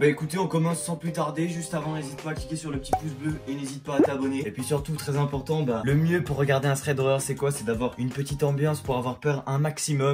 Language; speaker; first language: French; native; French